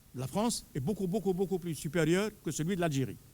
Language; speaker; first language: French; non-native, local second language; Arabic